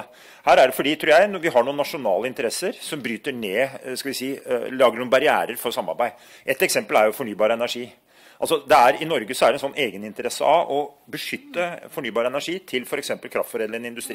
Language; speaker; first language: Norwegian; native; Norwegian